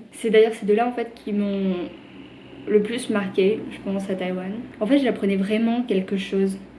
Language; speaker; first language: French; native; French